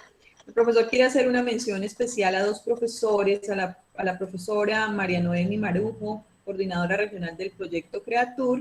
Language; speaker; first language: Spanish; native; Spanish